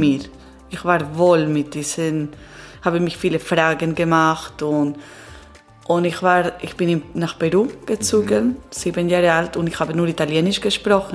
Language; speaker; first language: German; non-native, learner; Italian